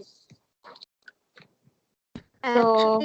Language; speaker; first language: English; non-native, learner; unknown